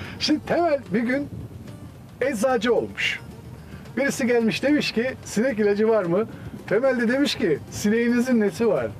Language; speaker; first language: Turkish; native; Turkish